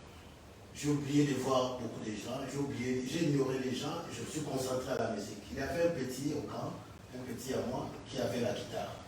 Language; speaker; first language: French; non-native, local second language; Lingala